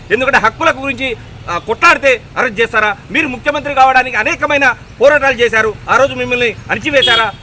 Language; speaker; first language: Telugu; non-native, local second language; Lambadi